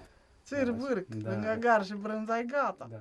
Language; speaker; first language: Romanian; native; Romanian